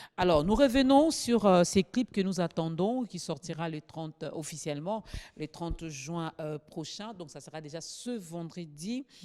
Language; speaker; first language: French; non-native, local second language; Lingala